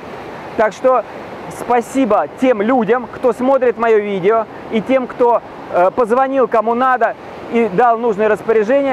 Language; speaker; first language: Russian; native; Russian